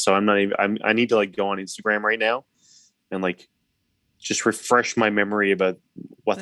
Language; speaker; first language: English; native; English